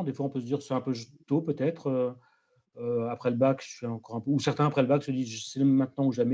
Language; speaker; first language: French; native; French